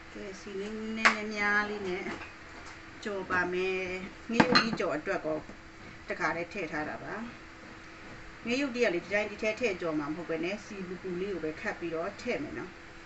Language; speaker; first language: Burmese; non-native, local second language; Shan